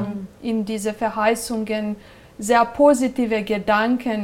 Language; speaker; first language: German; non-native, fluent; Serbian